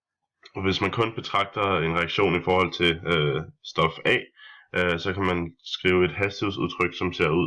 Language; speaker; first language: Danish; native; Danish